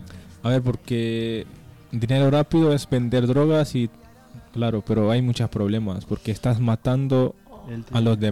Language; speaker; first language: Spanish; non-native, learner; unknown